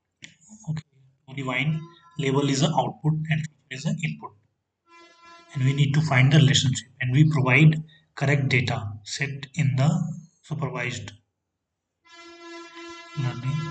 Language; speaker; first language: English; non-native, fluent; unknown